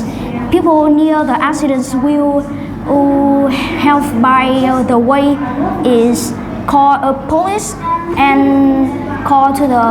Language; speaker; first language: English; non-native, learner; Vietnamese